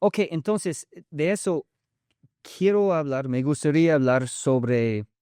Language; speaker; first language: Spanish; early bilingual, heritage; English